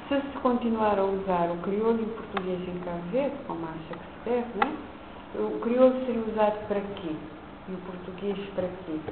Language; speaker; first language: Portuguese; non-native, local second language; Kabuverdianu